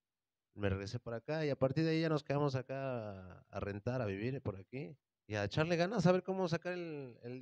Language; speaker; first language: Spanish; native; Spanish